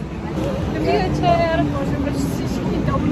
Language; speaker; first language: Czech; non-native, learner; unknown